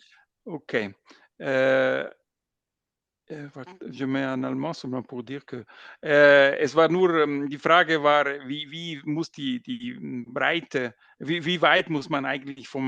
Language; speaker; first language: German; non-native, local second language; French